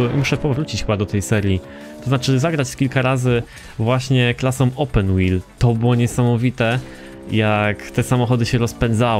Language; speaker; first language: Polish; native; Polish